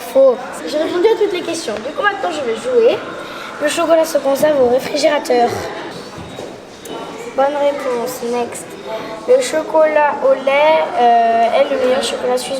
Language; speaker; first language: French; native; French